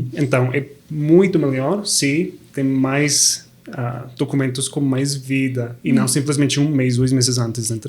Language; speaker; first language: Portuguese; non-native, fluent; Spanish